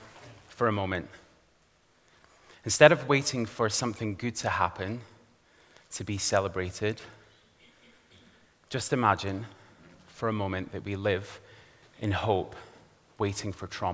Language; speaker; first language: English; native; English